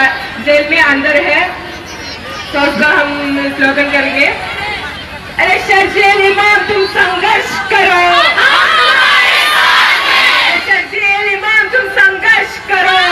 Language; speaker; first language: Hindi; non-native, local second language; Malayalam